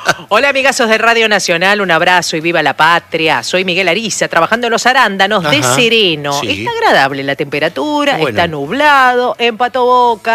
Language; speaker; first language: Spanish; native; Spanish